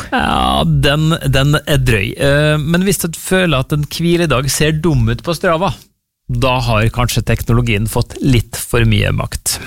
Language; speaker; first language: Norwegian; native; Norwegian